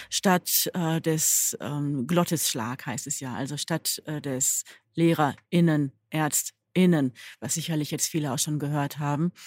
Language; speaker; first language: German; native; German